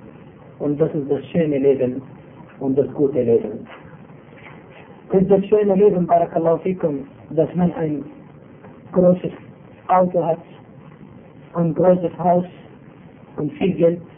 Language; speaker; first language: German; non-native, fluent; Arabic